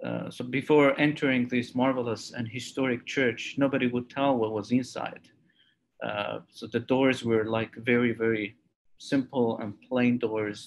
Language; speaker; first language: English; non-native, fluent; Armenian